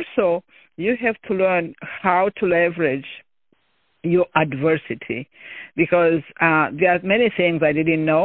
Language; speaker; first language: English; non-native, local second language; Kinyarwanda